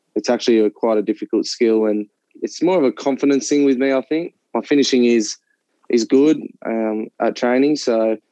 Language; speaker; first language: English; native; English